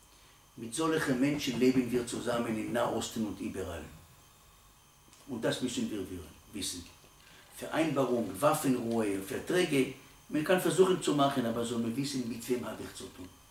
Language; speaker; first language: German; non-native, learner; Hebrew